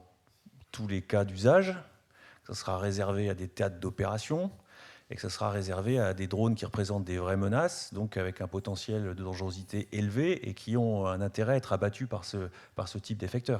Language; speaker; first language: French; native; French